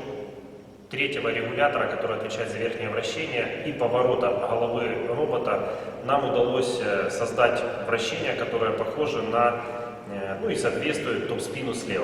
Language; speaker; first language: Russian; native; Russian